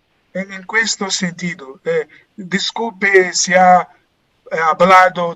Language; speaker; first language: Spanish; non-native, learner; Portuguese